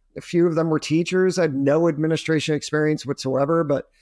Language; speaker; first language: English; native; English